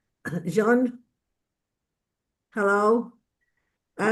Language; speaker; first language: English; non-native, fluent; Spanish